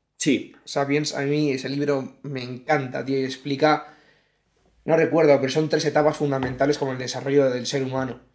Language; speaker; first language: Spanish; native; Spanish